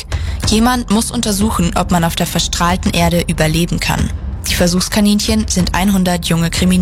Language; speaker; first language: German; native; German